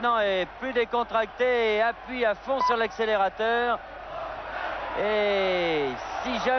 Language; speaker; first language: French; native; French